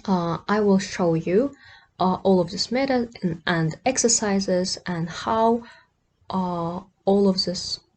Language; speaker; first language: English; non-native, fluent; Kazakh